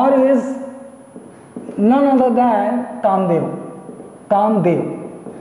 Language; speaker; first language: English; non-native, local second language; Hindi